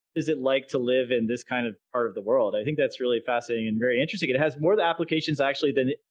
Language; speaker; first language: English; native; English